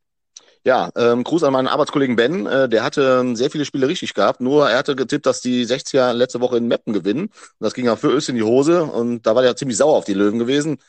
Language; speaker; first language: German; native; German